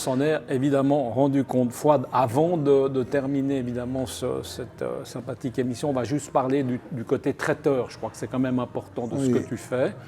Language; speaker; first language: French; native; French